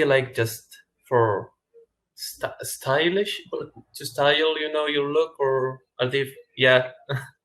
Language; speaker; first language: English; non-native, fluent; Arabic